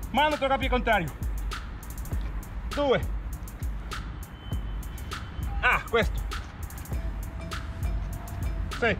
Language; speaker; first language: Italian; non-native, learner; Spanish